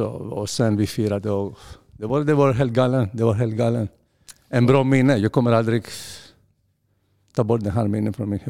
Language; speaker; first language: Swedish; non-native, fluent; Greek